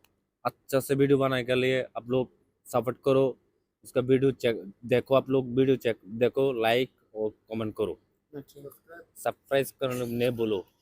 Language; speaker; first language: Hindi; non-native, learner; Bangla